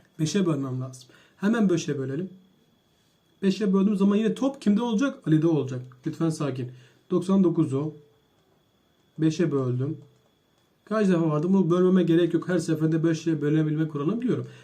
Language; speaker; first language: Turkish; native; Turkish